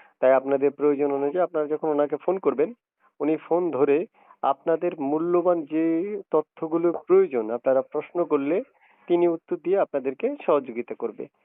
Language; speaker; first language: Bangla; native; Bangla